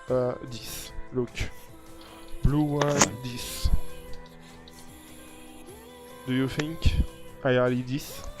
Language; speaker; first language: English; non-native, learner; French